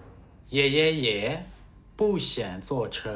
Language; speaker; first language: Chinese; non-native, fluent; Burmese